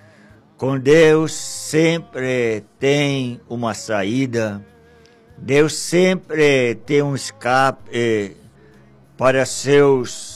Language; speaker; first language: Portuguese; native; Portuguese